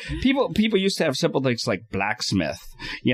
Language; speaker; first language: English; native; English